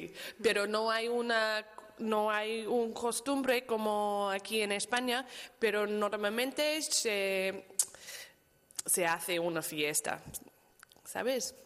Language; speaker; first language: Spanish; non-native, learner; English